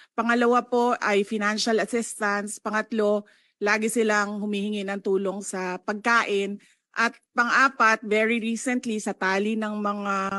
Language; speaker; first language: Filipino; non-native, local second language; Cebuano